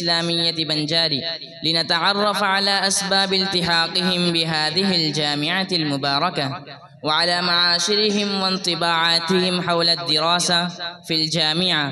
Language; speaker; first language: Arabic; non-native, learner; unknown